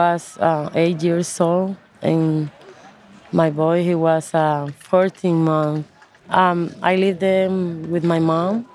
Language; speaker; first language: English; non-native, learner; Spanish